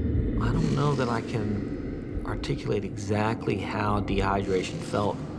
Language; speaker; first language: English; native; English